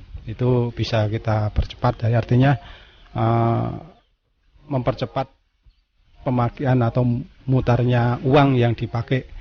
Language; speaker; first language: Indonesian; non-native, local second language; Javanese